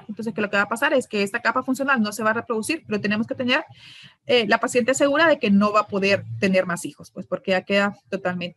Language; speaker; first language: Spanish; native; Spanish